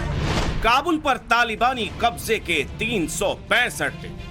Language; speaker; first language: Hindi; native; Hindi